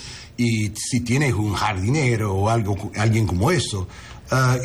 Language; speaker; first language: Spanish; early bilingual, heritage; English